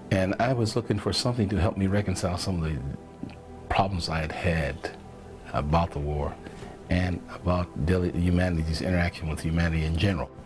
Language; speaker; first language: English; native; English